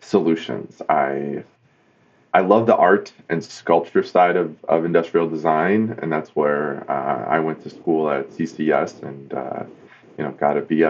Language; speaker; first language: English; native; English